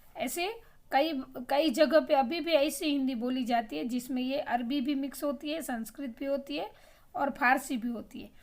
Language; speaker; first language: Hindi; non-native, local second language; Gujarati